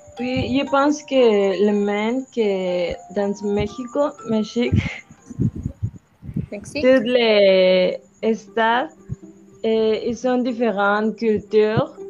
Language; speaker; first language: French; non-native, learner; Spanish